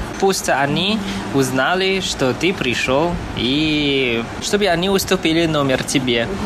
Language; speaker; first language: Russian; non-native, fluent; Chinese